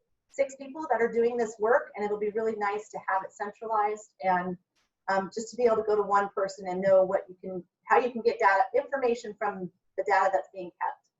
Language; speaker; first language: English; native; English